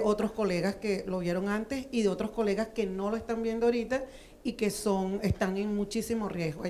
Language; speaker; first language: Spanish; native; Spanish